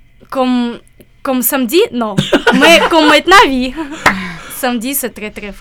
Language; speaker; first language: French; non-native, learner; Ukrainian